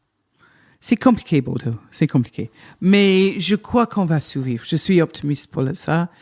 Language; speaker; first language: French; non-native, fluent; English